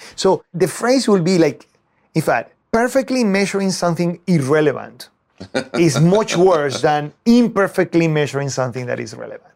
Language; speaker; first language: English; non-native, fluent; Spanish